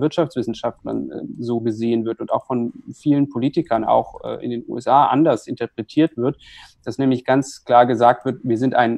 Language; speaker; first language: German; native; German